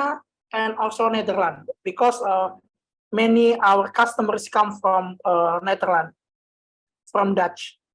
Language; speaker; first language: English; non-native, learner; Indonesian